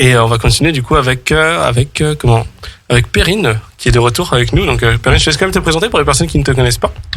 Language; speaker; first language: French; native; French